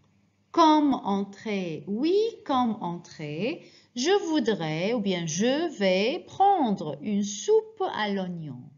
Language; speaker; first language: French; non-native, fluent; Arabic